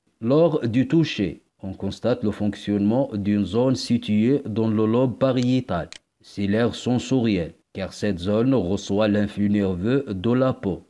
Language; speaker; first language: French; non-native, local second language; Arabic